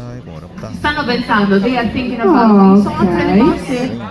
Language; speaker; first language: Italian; non-native, fluent; Spanish